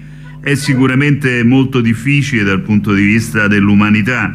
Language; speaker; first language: Italian; native; Italian